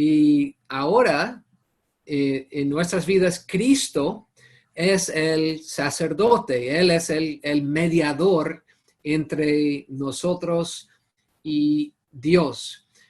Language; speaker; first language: Spanish; non-native, fluent; English